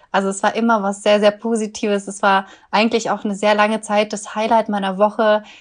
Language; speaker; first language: German; early bilingual, other home language; Russian